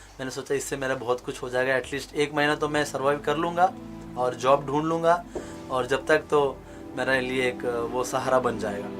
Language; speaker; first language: Hindi; non-native, local second language; Kannada